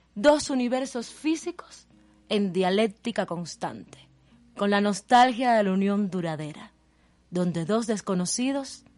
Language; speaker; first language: Spanish; native; Spanish